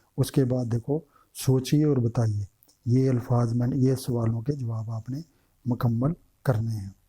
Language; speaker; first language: Urdu; non-native, local second language; Punjabi